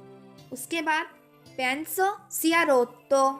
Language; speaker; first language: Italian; non-native, fluent; Urdu